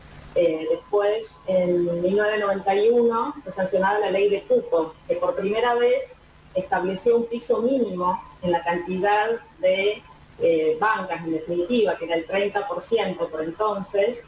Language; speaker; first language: Spanish; native; Spanish